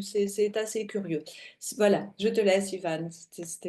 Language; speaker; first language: French; native; French